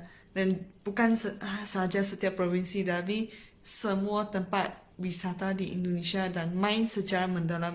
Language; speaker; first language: Indonesian; non-native, fluent; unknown